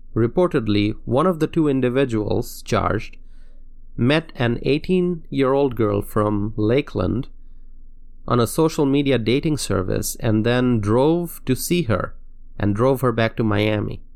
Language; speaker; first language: English; non-native, local second language; Bangla